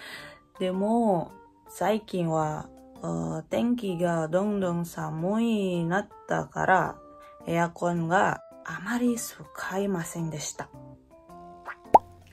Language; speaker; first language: Japanese; non-native, learner; Indonesian